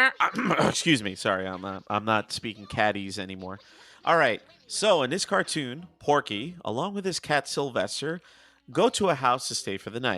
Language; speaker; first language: English; native; English